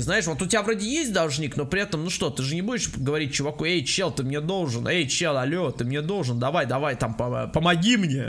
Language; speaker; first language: Russian; native; Russian